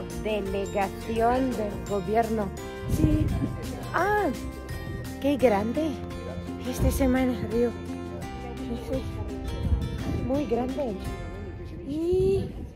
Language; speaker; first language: Spanish; non-native, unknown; Filipino